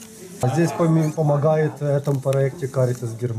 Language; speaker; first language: Russian; native; Russian